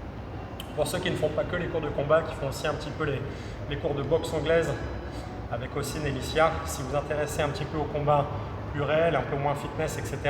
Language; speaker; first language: French; native; French